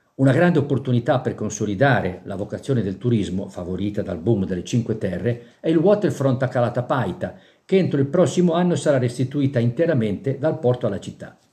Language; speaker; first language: Italian; native; Italian